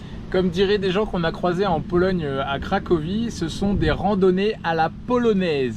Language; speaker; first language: French; native; French